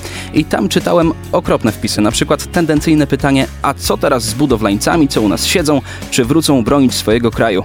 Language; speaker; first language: Polish; native; Polish